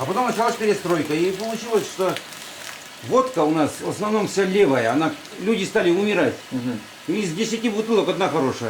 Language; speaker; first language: Russian; native; Russian